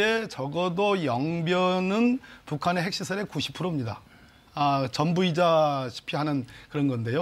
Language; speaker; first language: Korean; native; Korean